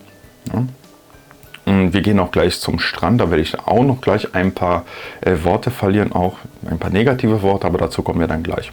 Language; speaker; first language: German; native; German